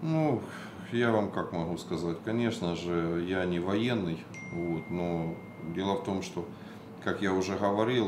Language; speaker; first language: Russian; native; Russian